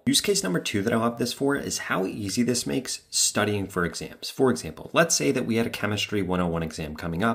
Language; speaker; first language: English; native; English